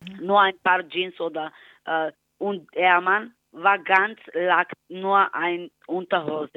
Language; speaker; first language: German; non-native, learner; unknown